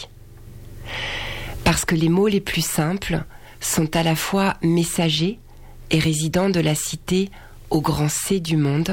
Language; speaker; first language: French; native; French